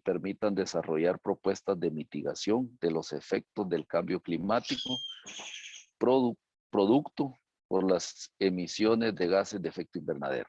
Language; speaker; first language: Spanish; native; Spanish